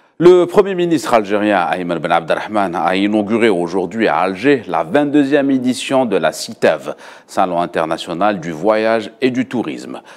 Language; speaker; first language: French; non-native, local second language; Arabic